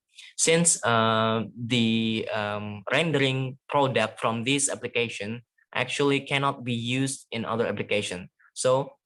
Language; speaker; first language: English; non-native, fluent; Indonesian